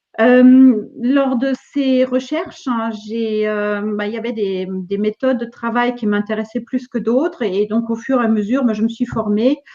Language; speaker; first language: French; non-native, fluent; German